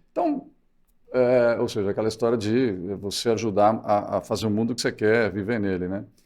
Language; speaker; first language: Portuguese; early bilingual, other home language; Spanish